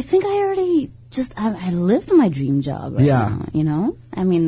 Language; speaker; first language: English; native; English